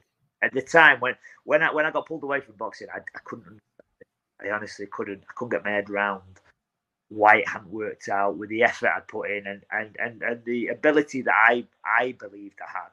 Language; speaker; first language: English; native; English